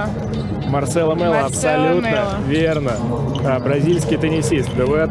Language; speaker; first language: Russian; native; Russian